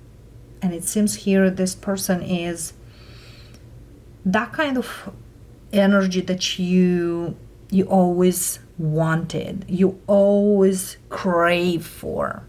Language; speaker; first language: English; non-native, fluent; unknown